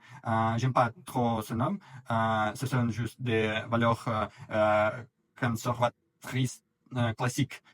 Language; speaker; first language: French; non-native, learner; Russian